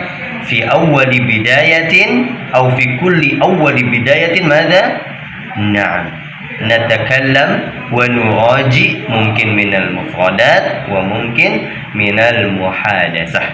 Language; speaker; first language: Arabic; non-native, fluent; Indonesian